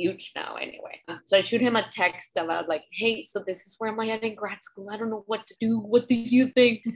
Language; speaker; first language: English; non-native, fluent; Spanish